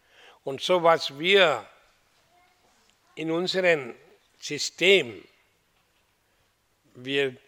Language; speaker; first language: German; non-native, learner; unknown